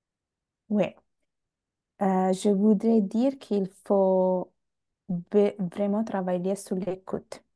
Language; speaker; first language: French; non-native, fluent; Bangla